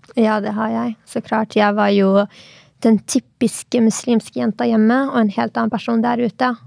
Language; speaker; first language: Norwegian; early bilingual, other home language; Arabic